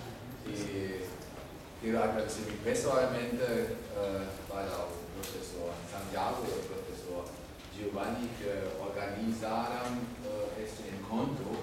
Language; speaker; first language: Portuguese; non-native, fluent; German